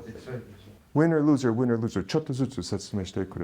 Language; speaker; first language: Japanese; non-native, fluent; English